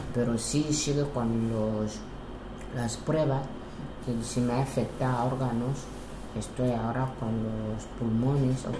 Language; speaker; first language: Spanish; non-native, local second language; Fang